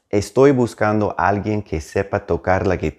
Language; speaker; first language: Spanish; non-native, fluent; English